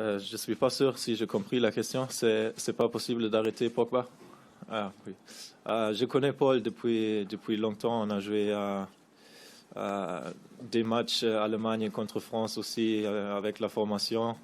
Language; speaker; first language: French; non-native, fluent; German